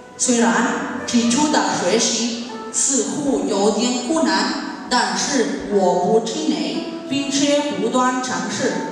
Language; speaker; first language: Chinese; non-native, learner; Spanish